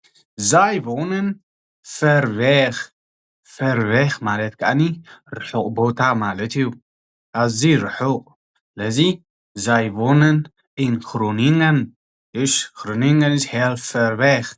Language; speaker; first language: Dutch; non-native, fluent; Tigrinya